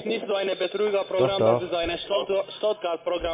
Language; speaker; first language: German; non-native, learner; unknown